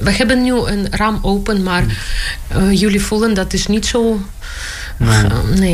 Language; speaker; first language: Dutch; non-native, fluent; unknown